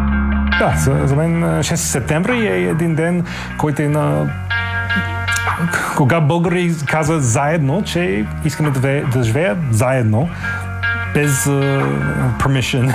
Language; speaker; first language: Bulgarian; non-native, learner; English